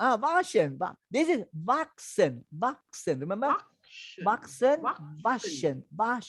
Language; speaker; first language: German; non-native, learner; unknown